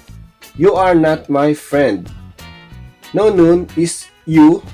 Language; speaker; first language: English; non-native, local second language; Filipino